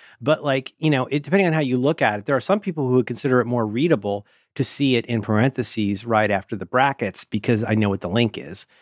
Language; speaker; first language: English; native; English